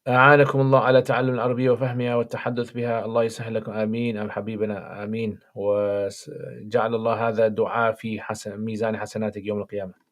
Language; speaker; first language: Arabic; non-native, fluent; English